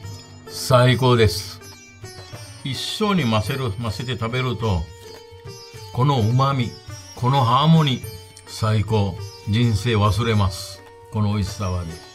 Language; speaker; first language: Japanese; non-native, fluent; Sinhala